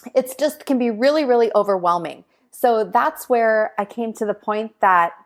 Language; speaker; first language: English; native; English